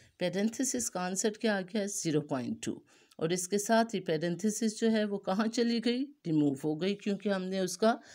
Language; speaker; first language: Urdu; native; Urdu